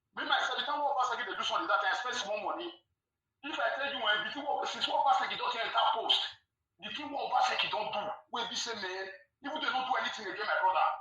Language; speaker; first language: Nigerian Pidgin; non-native, local second language; Bini